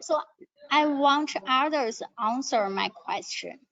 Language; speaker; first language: English; non-native, learner; Chinese